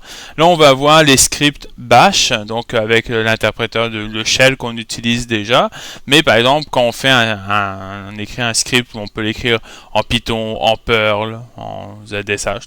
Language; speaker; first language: French; native; French